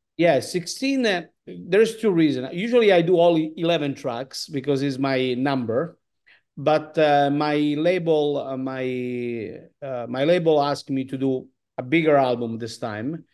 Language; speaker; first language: English; non-native, learner; Italian